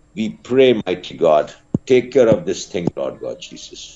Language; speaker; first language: English; non-native, local second language; Punjabi